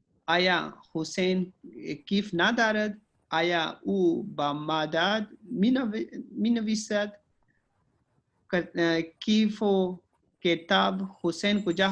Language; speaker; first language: Persian; non-native, learner; Urdu